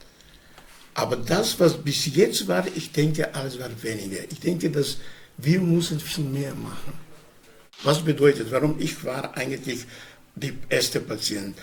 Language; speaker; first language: German; non-native, learner; Romany